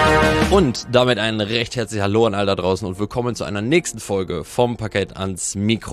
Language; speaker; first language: German; native; German